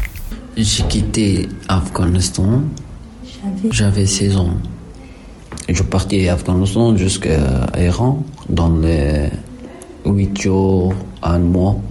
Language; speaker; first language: French; non-native, learner; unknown